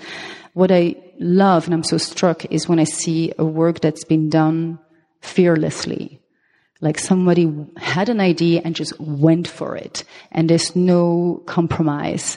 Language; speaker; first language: English; non-native, fluent; French